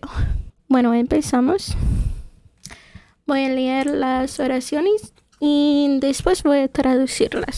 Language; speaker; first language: Spanish; non-native, fluent; English